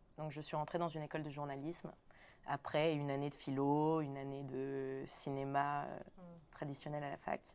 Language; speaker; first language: French; early bilingual, other home language; Spanish